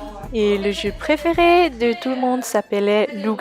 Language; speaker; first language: French; non-native, local second language; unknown